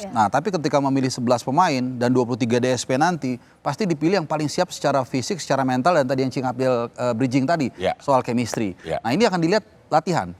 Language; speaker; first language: Indonesian; native; Indonesian